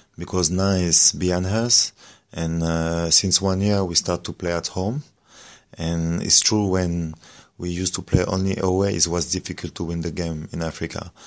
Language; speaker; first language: English; non-native, learner; French